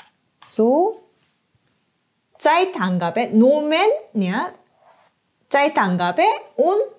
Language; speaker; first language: German; non-native, fluent; Korean